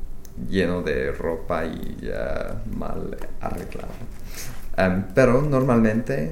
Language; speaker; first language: Spanish; non-native, learner; English